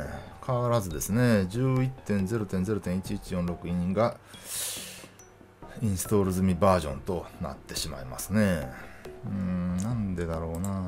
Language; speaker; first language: Japanese; native; Japanese